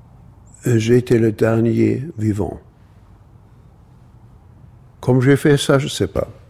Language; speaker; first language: French; non-native, fluent; German